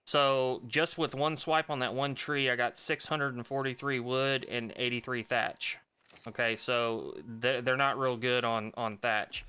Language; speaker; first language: English; native; English